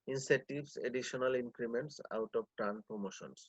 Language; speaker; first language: English; non-native, local second language; Bangla